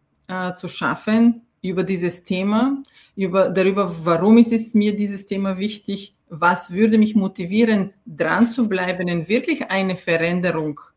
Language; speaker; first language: German; non-native, fluent; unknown